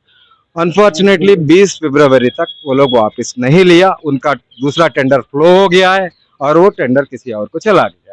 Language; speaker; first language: Hindi; non-native, local second language; Telugu